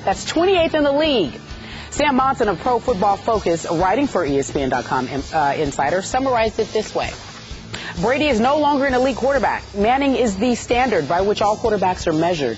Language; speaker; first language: English; native; English